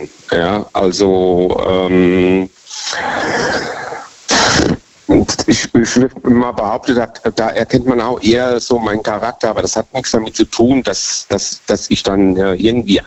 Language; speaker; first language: German; native; German